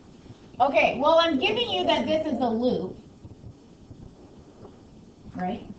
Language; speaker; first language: English; native; English